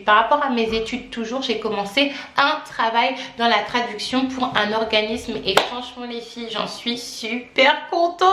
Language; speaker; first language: French; native; French